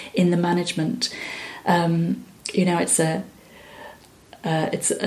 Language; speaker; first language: English; native; English